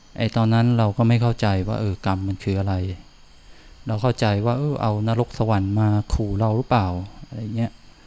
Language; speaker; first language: Thai; native; Thai